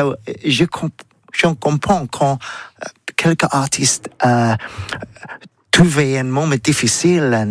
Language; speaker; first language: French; non-native, learner; English